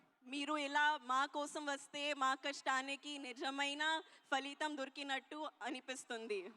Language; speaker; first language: Telugu; non-native, learner; Hindi